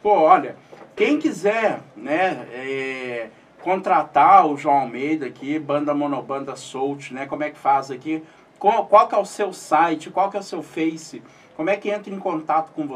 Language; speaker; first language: Portuguese; native; Portuguese